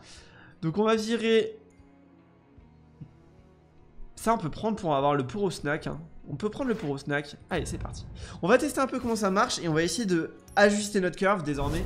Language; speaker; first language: French; native; French